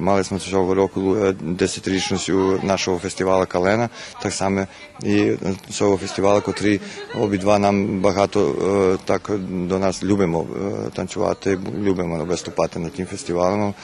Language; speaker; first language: Ukrainian; early bilingual, heritage; Ukrainian